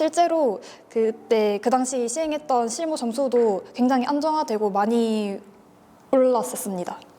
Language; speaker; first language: Korean; native; Korean